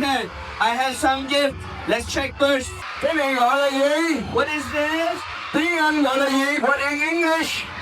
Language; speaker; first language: English; non-native, learner; Turkish